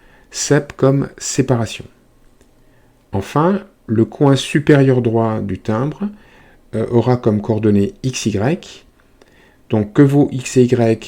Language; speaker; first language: French; native; French